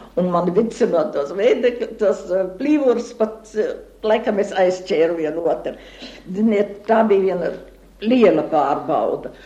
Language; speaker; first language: Latvian; native; Latvian